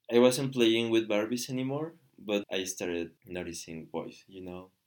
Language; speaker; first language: English; non-native, fluent; Spanish